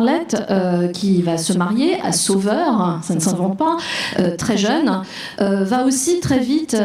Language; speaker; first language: French; native; French